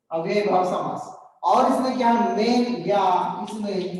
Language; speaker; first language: Hindi; non-native, local second language; Telugu